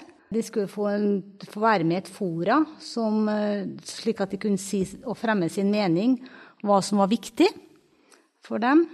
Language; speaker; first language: Norwegian; native; Norwegian